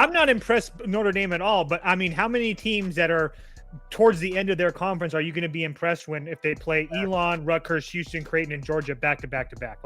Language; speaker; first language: English; native; English